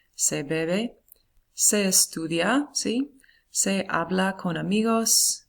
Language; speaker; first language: Spanish; non-native, fluent; English